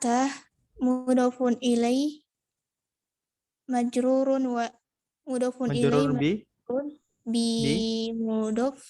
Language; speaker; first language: Arabic; non-native, learner; Indonesian